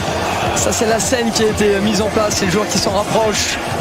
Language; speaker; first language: French; native; French